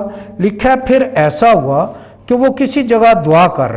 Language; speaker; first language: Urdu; non-native, local second language; Punjabi